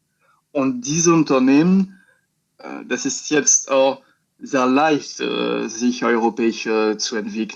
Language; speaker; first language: German; non-native, fluent; French